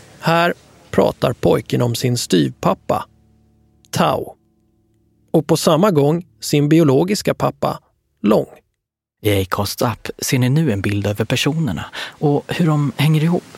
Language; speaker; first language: Swedish; native; Swedish